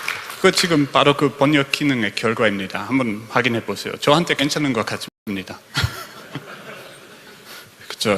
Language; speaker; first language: Korean; non-native, fluent; German